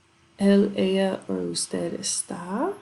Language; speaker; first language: Spanish; non-native, fluent; English